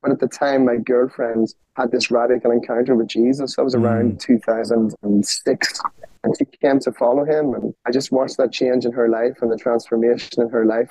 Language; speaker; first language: English; native; English